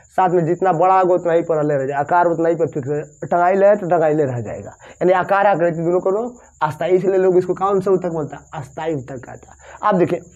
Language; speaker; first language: Hindi; native; Hindi